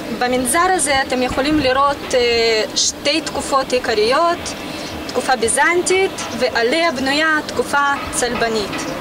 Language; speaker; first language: Hebrew; non-native, fluent; Russian